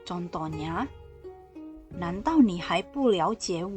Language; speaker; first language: Chinese; non-native, fluent; Indonesian